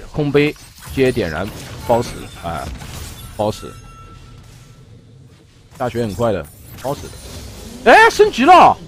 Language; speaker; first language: Chinese; native; Chinese